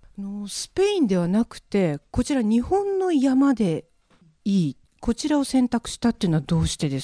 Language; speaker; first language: Japanese; native; Japanese